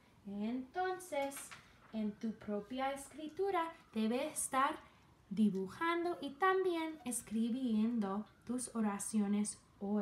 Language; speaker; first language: Spanish; non-native, fluent; English